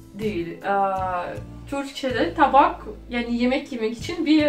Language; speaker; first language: Turkish; non-native, fluent; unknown